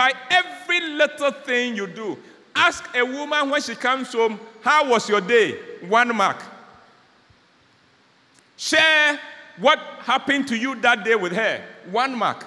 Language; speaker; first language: English; non-native, local second language; Akan